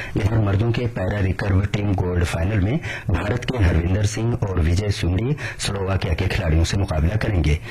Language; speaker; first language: Urdu; native; Urdu